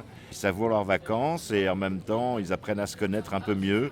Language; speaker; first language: French; native; French